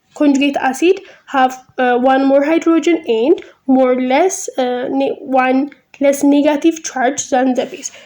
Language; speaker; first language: English; non-native, local second language; Amharic